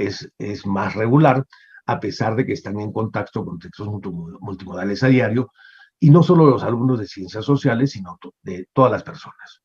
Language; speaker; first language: Spanish; native; Spanish